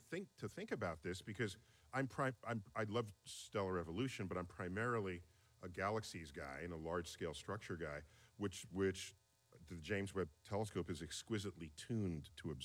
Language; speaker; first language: English; native; English